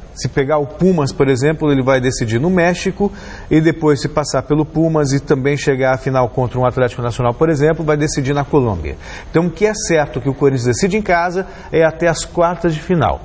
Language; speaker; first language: Portuguese; native; Portuguese